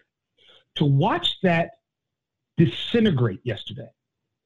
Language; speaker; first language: English; native; English